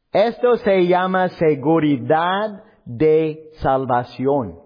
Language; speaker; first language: Spanish; non-native, learner; English